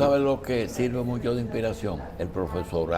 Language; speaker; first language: Spanish; native; Spanish